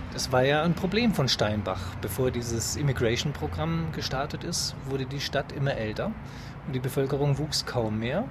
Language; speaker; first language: German; native; German